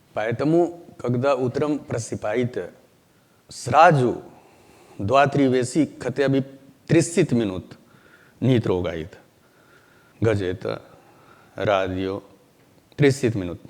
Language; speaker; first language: Russian; non-native, learner; Hindi